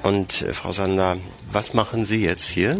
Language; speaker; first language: German; native; German